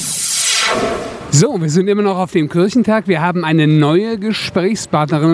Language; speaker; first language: German; native; German